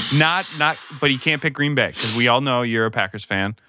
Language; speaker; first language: English; native; English